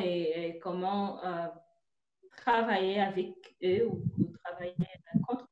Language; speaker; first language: French; non-native, fluent; Kinyarwanda